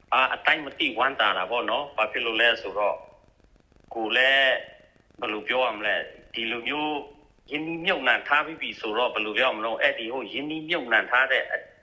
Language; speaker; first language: Burmese; non-native, local second language; Shan